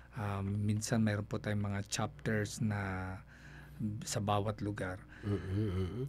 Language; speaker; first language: Filipino; non-native, local second language; Cebuano